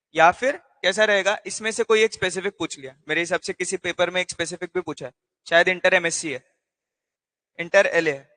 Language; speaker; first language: Hindi; non-native, local second language; Marathi